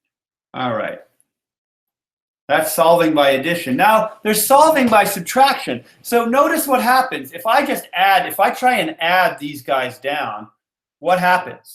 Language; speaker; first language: English; native; English